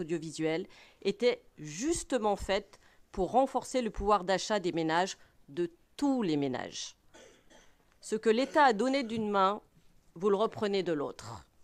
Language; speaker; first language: French; native; French